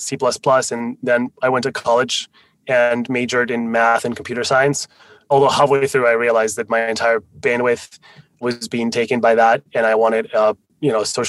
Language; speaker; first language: English; non-native, fluent; Spanish